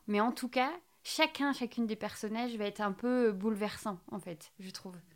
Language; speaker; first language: French; native; French